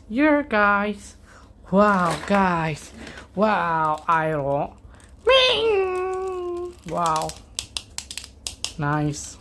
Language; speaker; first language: English; non-native, learner; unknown